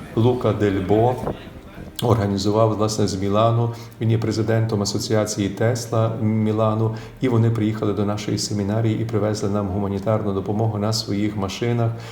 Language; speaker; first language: Ukrainian; native; Ukrainian